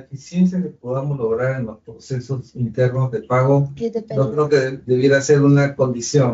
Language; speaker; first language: Spanish; native; Spanish